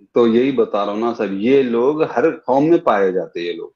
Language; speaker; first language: Hindi; non-native, local second language; Urdu